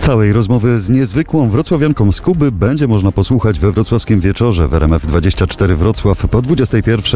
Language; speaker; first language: Polish; native; Polish